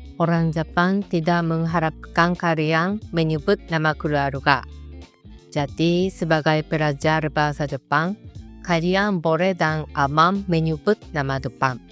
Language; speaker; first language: Indonesian; non-native, fluent; Japanese